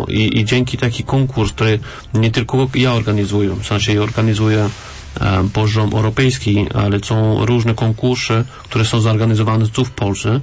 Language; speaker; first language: Polish; non-native, learner; French